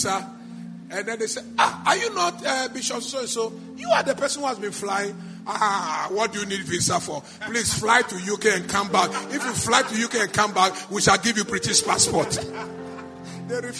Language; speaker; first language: English; non-native, local second language; Akan